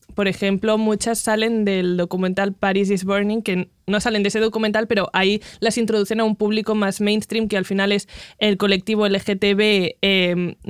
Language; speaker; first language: Spanish; non-native, local second language; Catalan